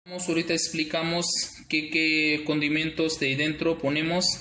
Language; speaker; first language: Spanish; non-native, learner; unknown